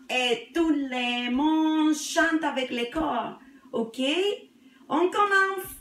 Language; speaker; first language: French; non-native, learner; Spanish